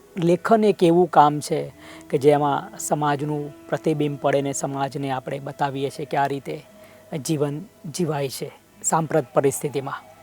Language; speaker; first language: Gujarati; native; Gujarati